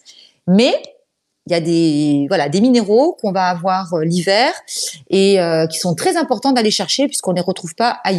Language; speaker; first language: French; native; French